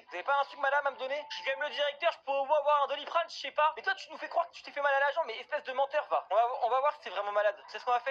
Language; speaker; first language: French; native; French